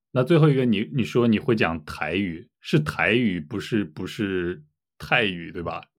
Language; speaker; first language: Chinese; native; Chinese